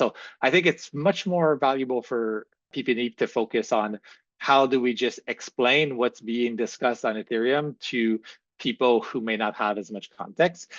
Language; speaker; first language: English; native; English